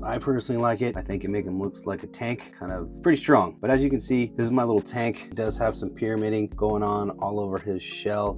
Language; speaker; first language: English; native; English